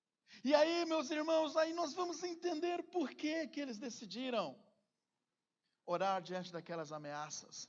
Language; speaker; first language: Portuguese; native; Portuguese